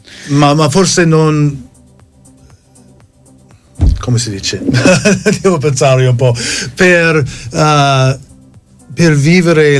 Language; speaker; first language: Italian; non-native, fluent; English